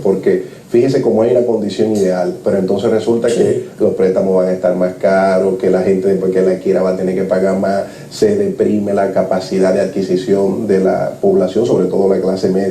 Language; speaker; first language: Spanish; native; Spanish